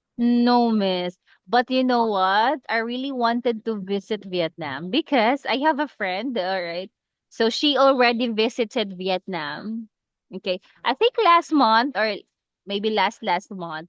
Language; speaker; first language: English; non-native, local second language; Cebuano